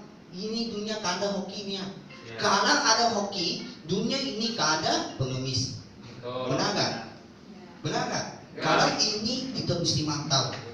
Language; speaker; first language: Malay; non-native, local second language; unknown